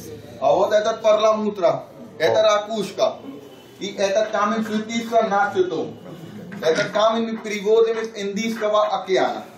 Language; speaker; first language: Russian; non-native, learner; Hindi